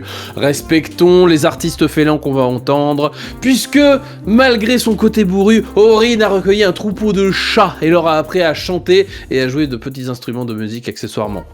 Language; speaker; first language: French; native; French